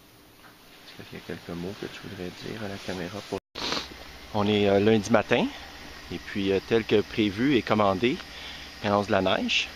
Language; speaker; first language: French; native; French